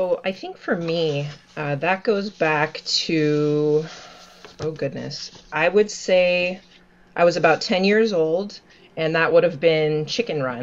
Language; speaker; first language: English; native; English